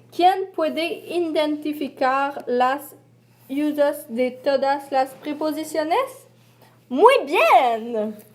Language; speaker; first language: Spanish; non-native, learner; French